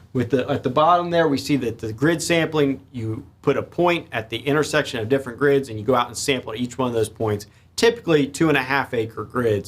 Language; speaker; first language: English; native; English